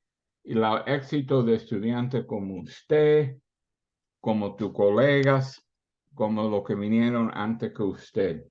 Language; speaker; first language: Spanish; early bilingual, heritage; Spanish